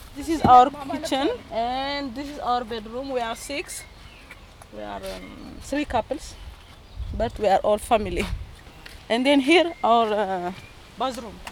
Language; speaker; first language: English; non-native, learner; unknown